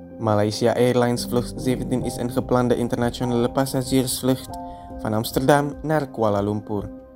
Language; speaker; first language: Dutch; non-native, fluent; Indonesian